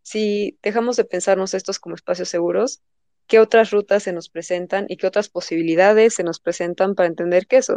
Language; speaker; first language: Spanish; native; Spanish